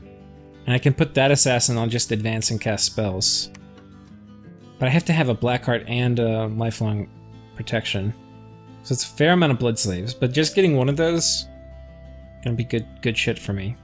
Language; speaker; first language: English; native; English